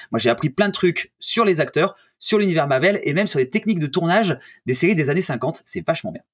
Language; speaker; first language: French; native; French